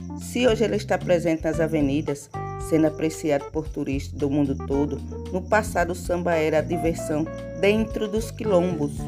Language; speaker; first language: Portuguese; native; Portuguese